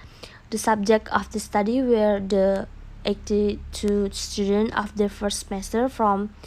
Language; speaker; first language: English; non-native, learner; Indonesian